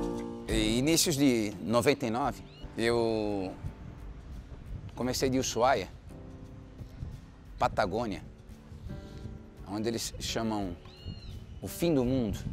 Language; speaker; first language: Portuguese; non-native, fluent; Spanish